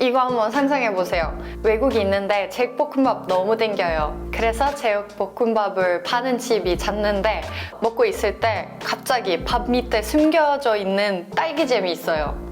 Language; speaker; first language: Korean; non-native, fluent; Norwegian